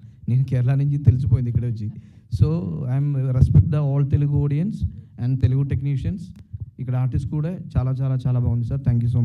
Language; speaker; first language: Telugu; non-native, local second language; Malayalam